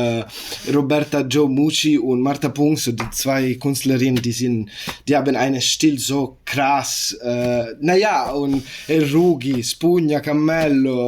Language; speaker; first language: German; non-native, learner; Italian